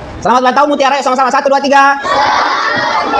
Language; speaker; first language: Indonesian; native; Indonesian